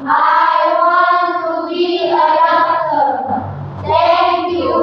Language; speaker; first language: English; non-native, fluent; Indonesian